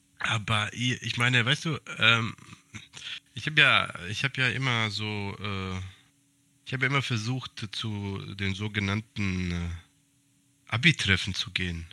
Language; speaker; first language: German; early bilingual, other home language; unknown